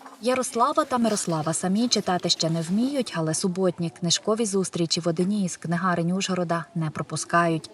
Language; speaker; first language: Ukrainian; native; Ukrainian